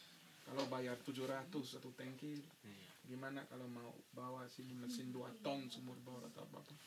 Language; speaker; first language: Indonesian; non-native, fluent; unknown